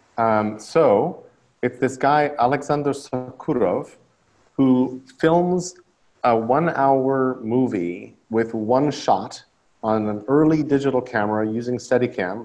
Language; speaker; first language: English; native; English